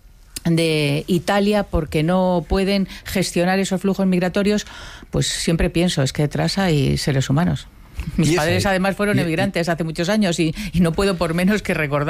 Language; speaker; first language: Spanish; native; Spanish